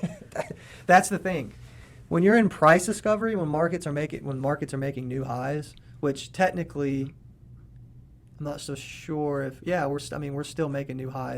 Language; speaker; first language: English; native; English